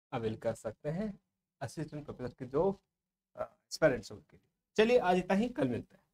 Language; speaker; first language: Hindi; native; Hindi